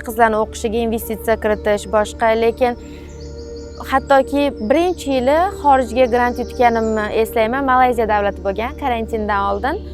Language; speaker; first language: Uzbek; native; Uzbek